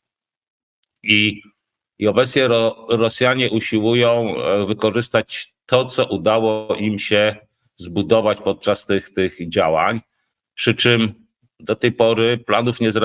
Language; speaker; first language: Polish; native; Polish